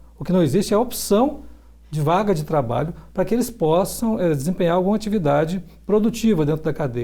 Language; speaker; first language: Portuguese; native; Portuguese